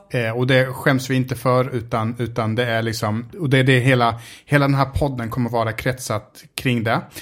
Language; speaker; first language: Swedish; early bilingual, other home language; Arabic